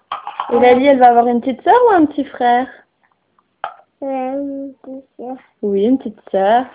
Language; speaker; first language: French; native; French